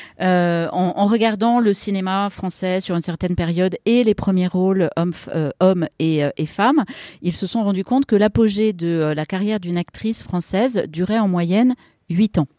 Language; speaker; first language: French; native; French